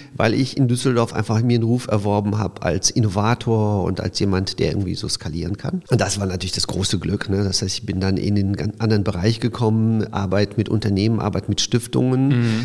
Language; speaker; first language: German; early bilingual, other home language; Polish